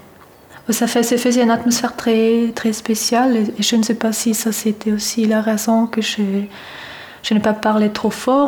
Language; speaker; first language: French; non-native, fluent; German